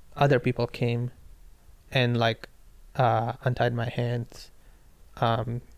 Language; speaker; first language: English; non-native, local second language; Pashto